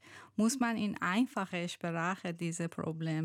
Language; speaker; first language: German; non-native, learner; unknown